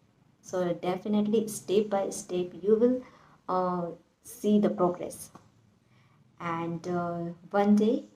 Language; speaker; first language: English; non-native, learner; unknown